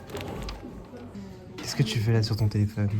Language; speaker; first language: French; native; French